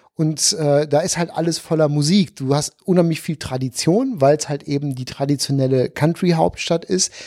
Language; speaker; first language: German; native; German